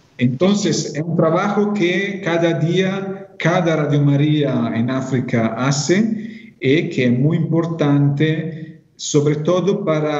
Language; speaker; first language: Spanish; non-native, fluent; Italian